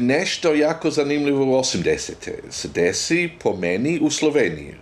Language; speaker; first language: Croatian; non-native, fluent; English